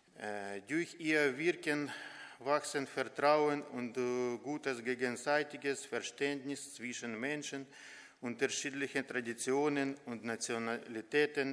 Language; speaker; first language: German; non-native, learner; Ukrainian